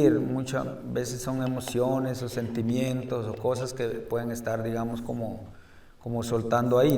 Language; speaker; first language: Spanish; native; Spanish